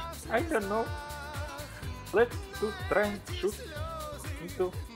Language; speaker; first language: English; non-native, learner; Russian